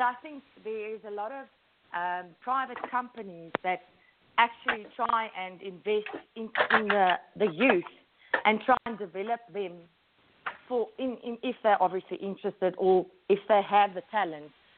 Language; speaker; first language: English; native; English